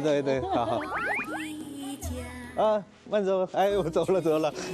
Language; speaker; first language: Chinese; non-native, learner; Korean